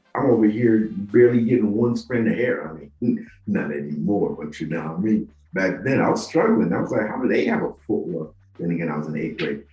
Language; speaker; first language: English; non-native, local second language; Yoruba